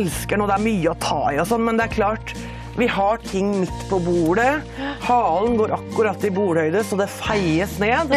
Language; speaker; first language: Norwegian; native; Norwegian